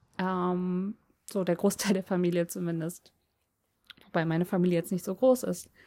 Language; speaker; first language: German; early bilingual, other home language; Polish